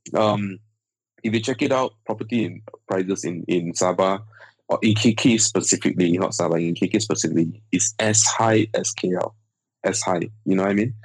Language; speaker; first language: English; native; English